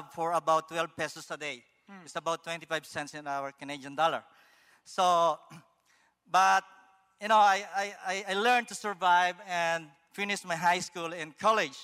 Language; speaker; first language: English; non-native, local second language; Filipino